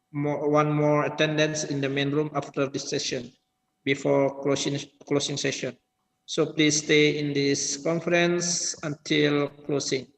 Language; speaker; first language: English; non-native, learner; Indonesian